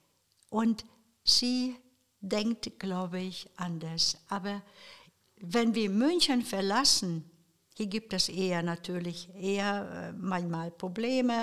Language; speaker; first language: German; non-native, fluent; Hungarian